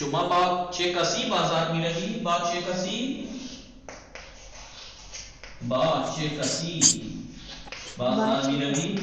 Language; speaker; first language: Persian; non-native, fluent; Urdu